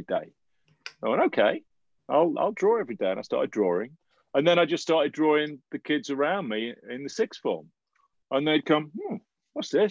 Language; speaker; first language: English; native; English